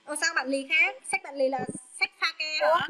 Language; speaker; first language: Vietnamese; native; Vietnamese